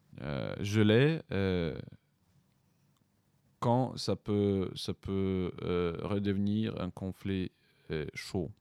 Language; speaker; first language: French; non-native, fluent; Ukrainian